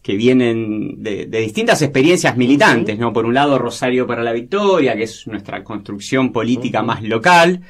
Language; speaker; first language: Spanish; native; Spanish